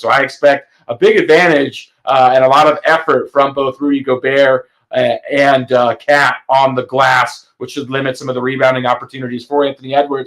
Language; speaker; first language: English; native; English